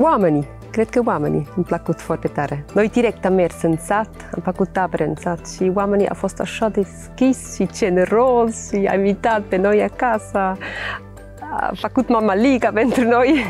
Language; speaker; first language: Romanian; non-native, learner; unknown